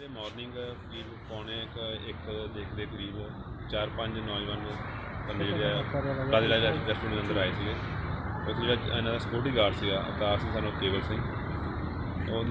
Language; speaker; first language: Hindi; non-native, local second language; Punjabi